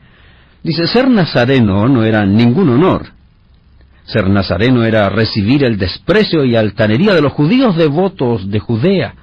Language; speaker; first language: Spanish; native; Spanish